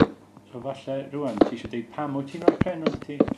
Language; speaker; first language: Welsh; native; Welsh